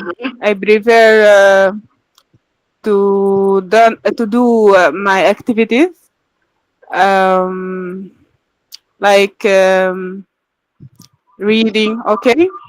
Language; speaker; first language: English; non-native, learner; Arabic